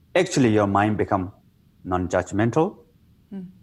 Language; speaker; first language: English; non-native, local second language; Tibetan